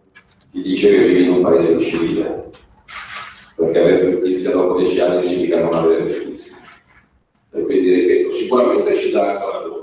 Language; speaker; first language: Italian; native; Italian